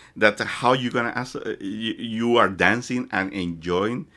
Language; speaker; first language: English; non-native, fluent; Spanish